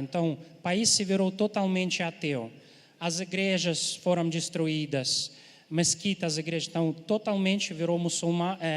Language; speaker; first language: Portuguese; non-native, fluent; Ukrainian